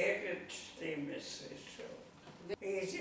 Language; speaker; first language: Hebrew; non-native, learner; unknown